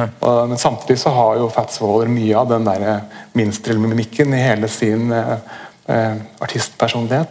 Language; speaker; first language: Norwegian; native; Norwegian